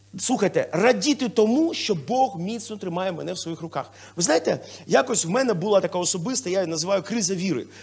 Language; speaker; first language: Ukrainian; non-native, local second language; Russian